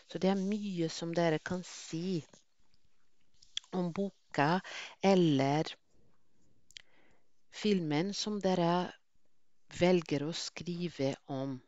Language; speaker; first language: Norwegian; non-native, fluent; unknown